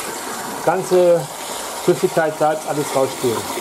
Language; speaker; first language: German; native; German